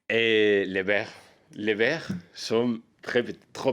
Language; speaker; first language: French; non-native, learner; Spanish